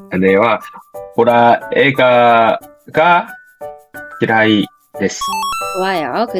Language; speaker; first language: Japanese; non-native, learner; Korean